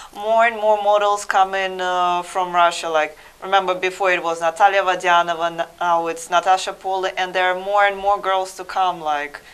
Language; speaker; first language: English; non-native, fluent; Russian